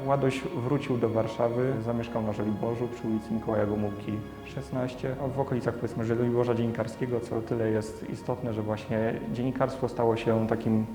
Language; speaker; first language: Polish; native; Polish